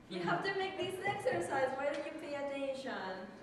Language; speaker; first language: English; non-native, learner; Spanish